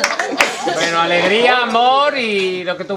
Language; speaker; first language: Catalan; native; Catalan